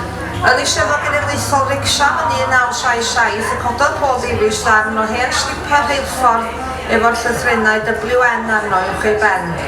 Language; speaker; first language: Welsh; native; Welsh